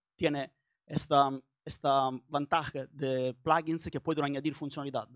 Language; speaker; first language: Spanish; non-native, learner; Italian